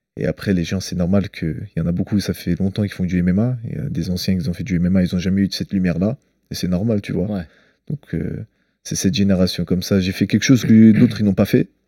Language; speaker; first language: French; early bilingual, other home language; Chechen